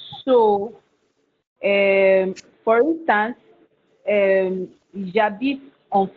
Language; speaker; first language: French; non-native, learner; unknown